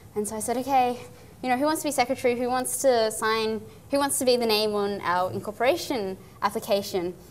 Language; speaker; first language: English; native; English